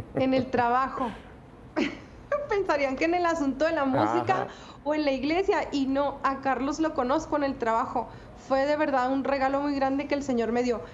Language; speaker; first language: Spanish; native; Spanish